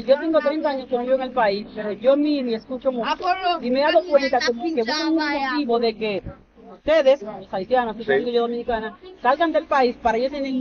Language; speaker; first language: Spanish; native; Spanish